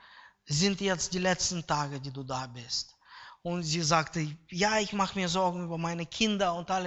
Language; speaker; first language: German; non-native, fluent; Russian